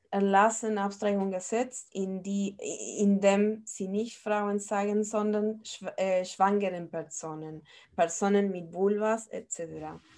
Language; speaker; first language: German; non-native, fluent; Spanish